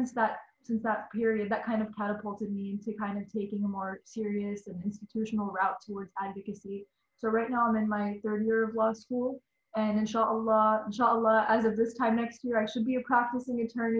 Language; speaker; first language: English; native; English